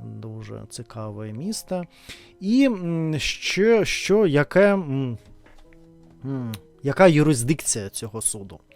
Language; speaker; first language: Ukrainian; non-native, learner; Russian